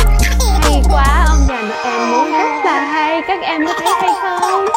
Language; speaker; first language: Vietnamese; early bilingual, heritage; Vietnamese